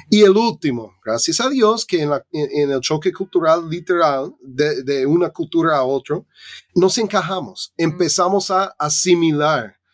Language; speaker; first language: Spanish; non-native, fluent; English